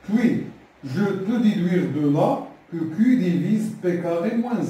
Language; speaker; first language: French; non-native, local second language; Arabic